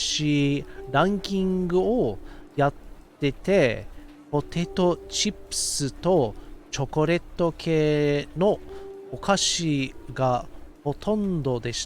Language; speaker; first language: Japanese; non-native, fluent; English